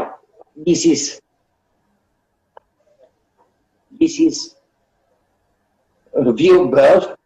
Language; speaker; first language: English; non-native, learner; Romanian